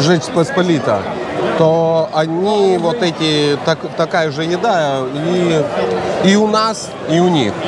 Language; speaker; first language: Russian; non-native, local second language; Lithuanian